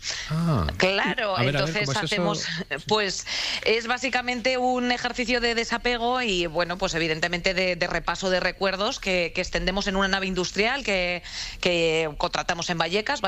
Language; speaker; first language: Spanish; native; Spanish